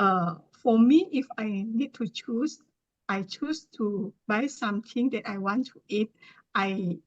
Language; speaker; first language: English; non-native, learner; Thai